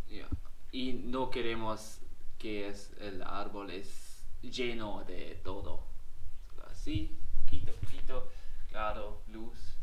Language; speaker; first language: Spanish; non-native, learner; German